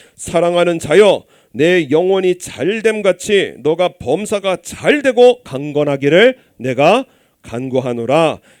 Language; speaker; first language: Korean; native; Korean